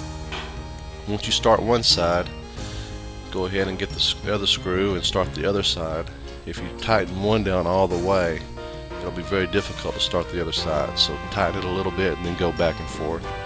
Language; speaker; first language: English; native; English